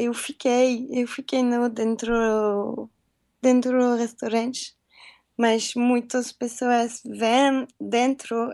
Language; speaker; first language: Portuguese; non-native, learner; French